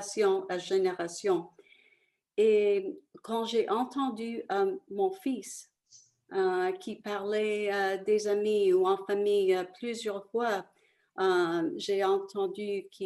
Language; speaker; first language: French; early bilingual, other home language; Italian